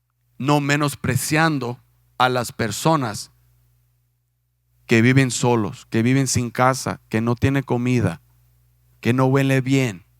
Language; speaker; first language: Spanish; non-native, fluent; English